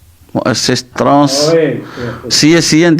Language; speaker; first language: Arabic; native; Arabic